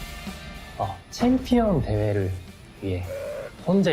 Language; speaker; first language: Korean; non-native, fluent; Japanese